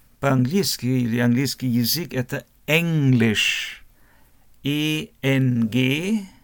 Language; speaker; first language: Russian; non-native, learner; German